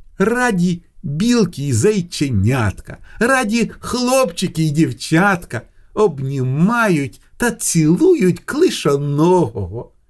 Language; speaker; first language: Ukrainian; non-native, local second language; Russian